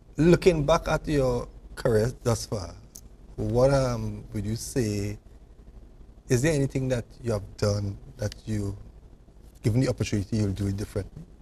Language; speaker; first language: English; native; English